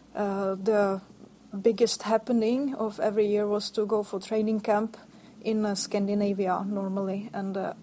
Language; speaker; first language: English; non-native, fluent; Czech